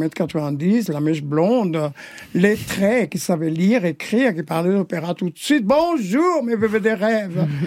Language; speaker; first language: French; non-native, fluent; Spanish